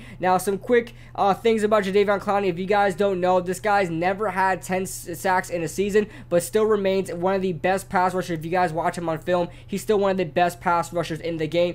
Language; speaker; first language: English; native; English